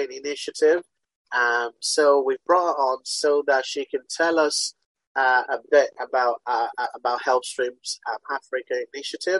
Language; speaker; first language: English; non-native, local second language; Yoruba